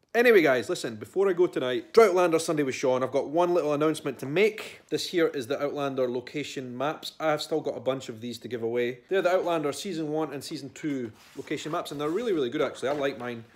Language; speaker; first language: English; native; English